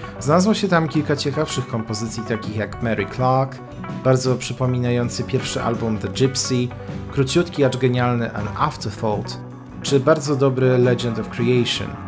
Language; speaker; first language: Polish; native; Polish